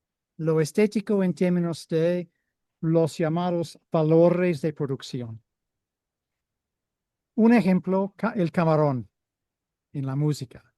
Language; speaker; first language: Spanish; non-native, fluent; English